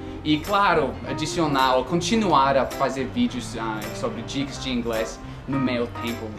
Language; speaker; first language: Portuguese; non-native, fluent; English